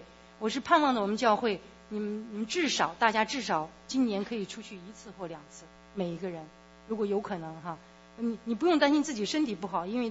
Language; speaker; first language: Chinese; native; Chinese